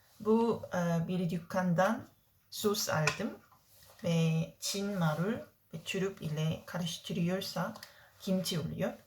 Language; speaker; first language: Turkish; non-native, learner; Korean